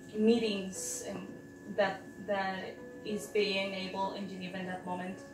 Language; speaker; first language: English; non-native, fluent; Spanish